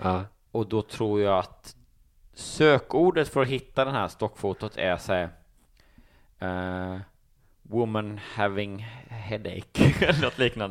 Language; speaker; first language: Swedish; native; Swedish